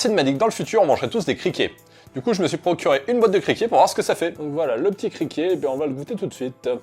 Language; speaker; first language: French; native; French